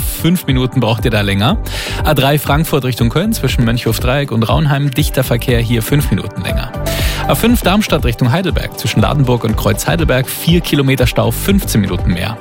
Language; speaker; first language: German; native; German